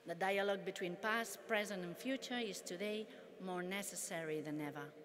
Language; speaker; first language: English; non-native, fluent; Catalan